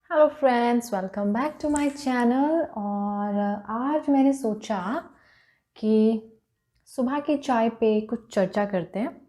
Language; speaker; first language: Hindi; native; Hindi